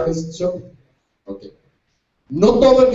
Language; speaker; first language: Spanish; native; Spanish